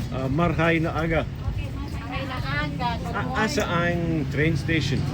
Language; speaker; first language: Cebuano; non-native, learner; English